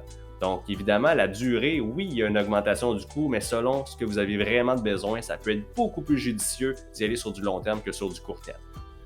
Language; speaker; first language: French; native; French